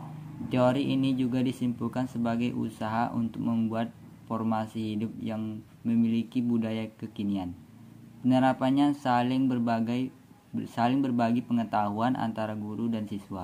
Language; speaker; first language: Indonesian; native; Indonesian